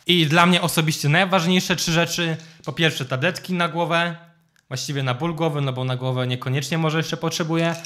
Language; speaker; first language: Polish; native; Polish